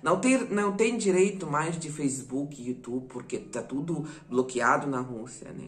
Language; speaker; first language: Portuguese; non-native, fluent; Ukrainian